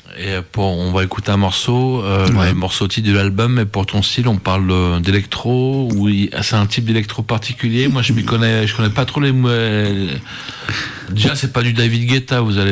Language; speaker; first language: French; native; French